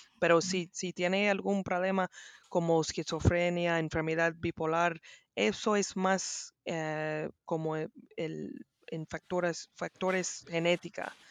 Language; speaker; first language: Spanish; non-native, learner; English